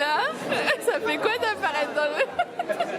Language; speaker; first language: French; native; French